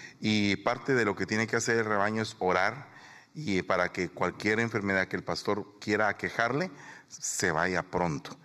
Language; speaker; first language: Spanish; native; Spanish